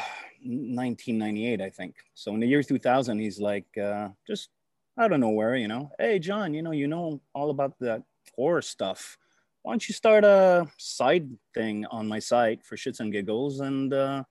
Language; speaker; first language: English; native; English